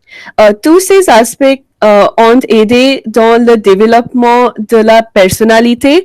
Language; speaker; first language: French; non-native, learner; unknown